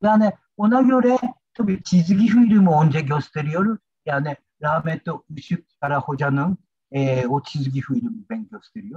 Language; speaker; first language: Turkish; non-native, learner; Japanese